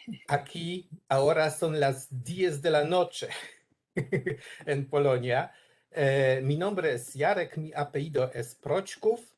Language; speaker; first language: Spanish; non-native, learner; Polish